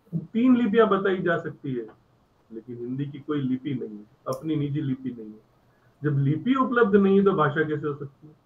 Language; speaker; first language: Hindi; native; Hindi